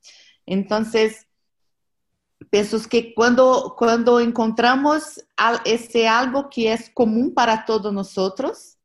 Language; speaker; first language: Spanish; non-native, learner; Portuguese